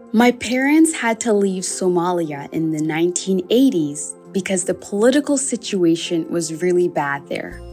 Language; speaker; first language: English; native; English